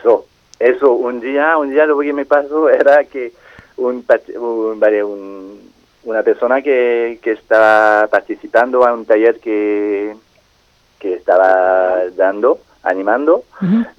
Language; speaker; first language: Spanish; non-native, fluent; French